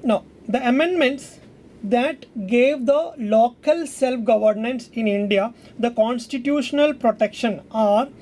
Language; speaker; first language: English; non-native, local second language; Malayalam